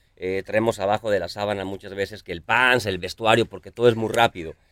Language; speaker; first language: Spanish; native; Spanish